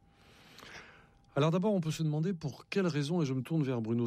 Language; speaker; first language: French; native; French